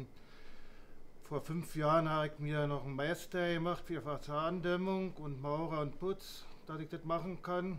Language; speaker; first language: German; native; German